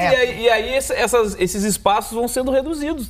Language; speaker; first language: Portuguese; native; Portuguese